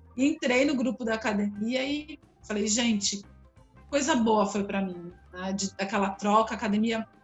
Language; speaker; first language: Portuguese; native; Portuguese